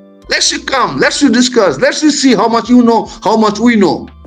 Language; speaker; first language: English; non-native, local second language; Bangla